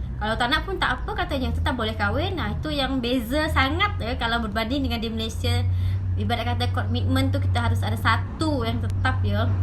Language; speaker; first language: Malay; native; Malay